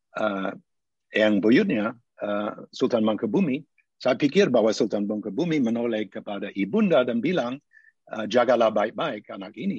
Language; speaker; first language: Indonesian; non-native, fluent; English